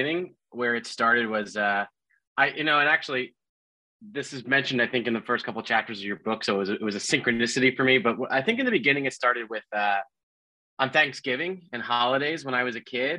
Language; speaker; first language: English; native; English